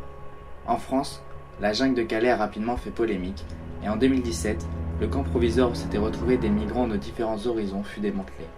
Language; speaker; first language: French; native; French